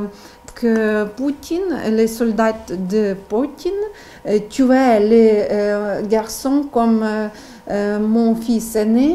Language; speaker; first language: French; non-native, learner; Ukrainian